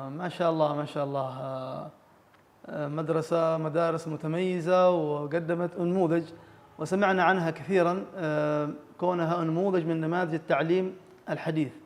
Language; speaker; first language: Arabic; native; Arabic